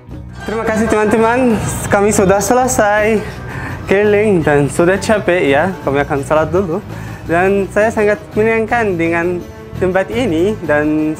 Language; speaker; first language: Indonesian; non-native, learner; Arabic